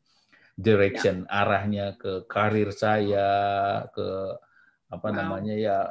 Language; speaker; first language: Indonesian; non-native, local second language; Sundanese